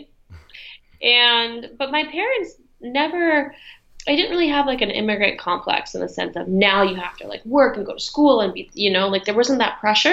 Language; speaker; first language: English; early bilingual, other home language; Russian